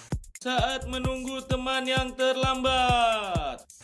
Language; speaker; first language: Indonesian; non-native, learner; Japanese